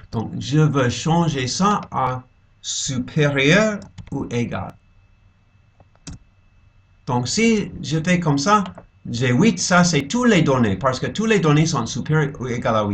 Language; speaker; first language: French; non-native, fluent; English